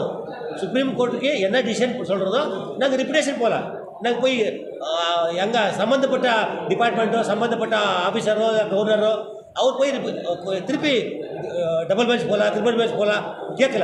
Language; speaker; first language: Tamil; non-native, learner; Kannada